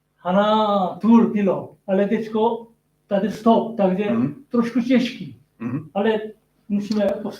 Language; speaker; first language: Czech; non-native, learner; Korean